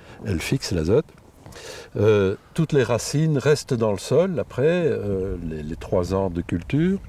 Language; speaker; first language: French; native; French